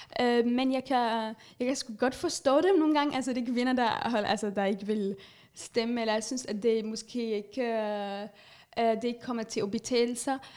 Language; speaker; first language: Danish; non-native, fluent; Arabic